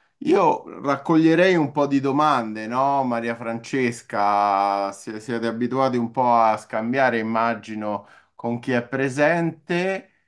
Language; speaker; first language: Italian; native; Italian